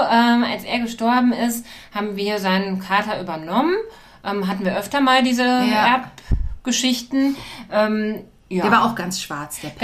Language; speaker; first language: German; native; German